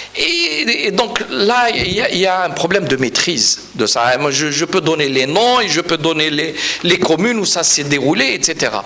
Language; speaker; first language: French; non-native, local second language; Arabic